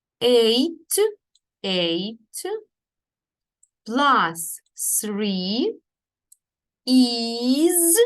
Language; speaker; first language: English; non-native, fluent; Ukrainian